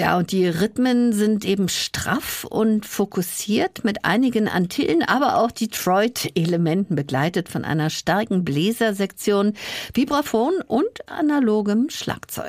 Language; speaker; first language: German; native; German